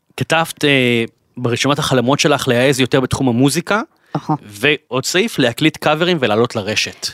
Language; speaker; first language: Hebrew; native; Hebrew